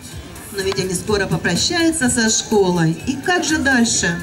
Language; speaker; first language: Russian; native; Russian